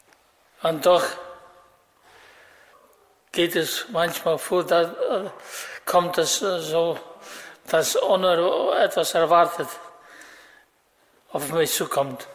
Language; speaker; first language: German; non-native, fluent; Russian